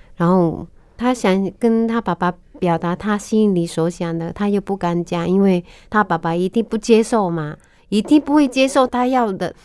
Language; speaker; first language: Chinese; non-native, local second language; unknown